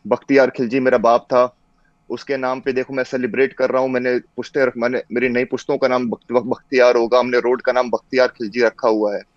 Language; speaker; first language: Hindi; native; Hindi